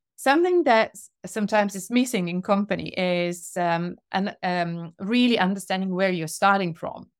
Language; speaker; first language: English; non-native, fluent; Italian